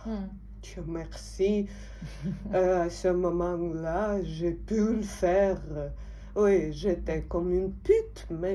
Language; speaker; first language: French; non-native, fluent; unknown